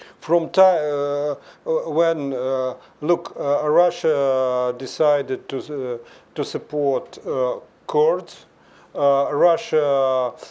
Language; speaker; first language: English; non-native, fluent; Russian